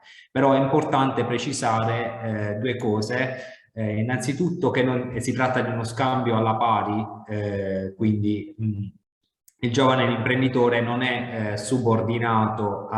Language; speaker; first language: Italian; native; Italian